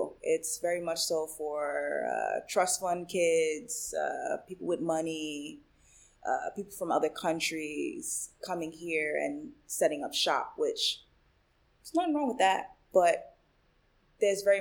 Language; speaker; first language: English; early bilingual, other home language; Spanish